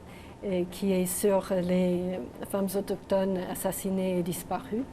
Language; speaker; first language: French; non-native, local second language; English